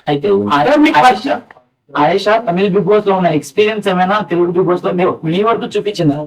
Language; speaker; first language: Telugu; native; Telugu